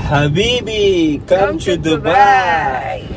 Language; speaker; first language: Hindi; native; Hindi